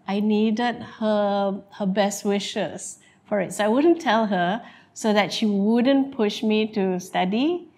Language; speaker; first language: English; non-native, local second language; Malay